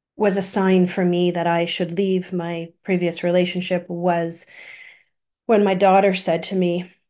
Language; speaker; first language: English; native; English